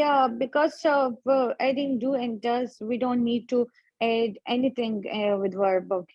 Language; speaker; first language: English; non-native, learner; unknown